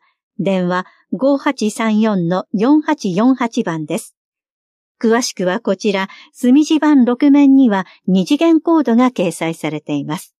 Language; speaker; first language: Japanese; native; Japanese